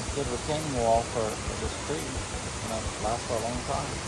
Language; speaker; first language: English; native; English